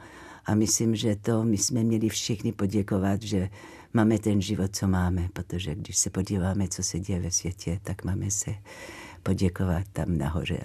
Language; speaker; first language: Czech; non-native, fluent; French